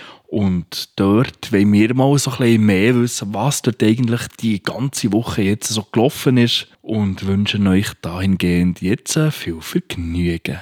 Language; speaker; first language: German; native; German